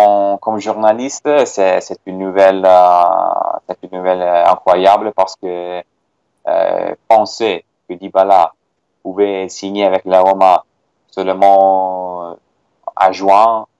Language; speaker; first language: French; non-native, fluent; Italian